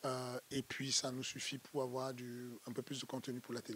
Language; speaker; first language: French; native; French